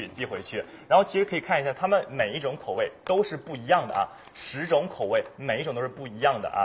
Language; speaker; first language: Chinese; native; Chinese